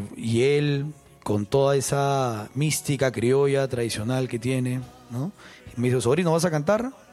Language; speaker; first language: Spanish; native; Spanish